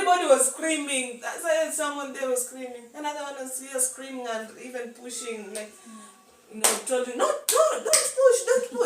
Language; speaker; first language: English; non-native, local second language; Swahili